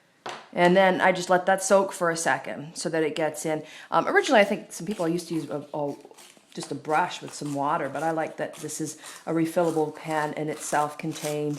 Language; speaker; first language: English; native; English